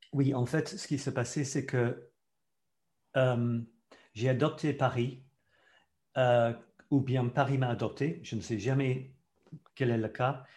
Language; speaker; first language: French; non-native, fluent; English